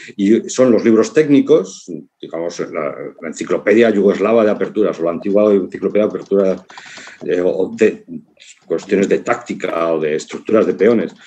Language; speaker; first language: Spanish; native; Spanish